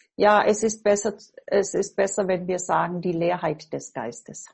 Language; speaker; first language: German; non-native, fluent; English